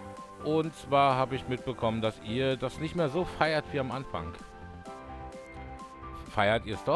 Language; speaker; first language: German; native; German